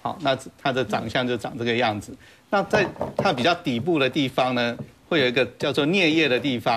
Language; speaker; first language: Chinese; native; Chinese